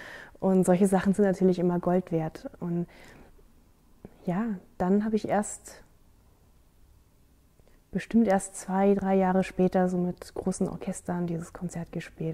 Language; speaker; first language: German; native; German